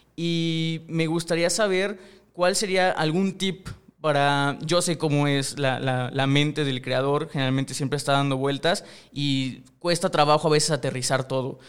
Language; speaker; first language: Spanish; native; Spanish